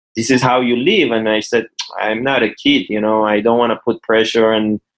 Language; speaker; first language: English; non-native, fluent; Persian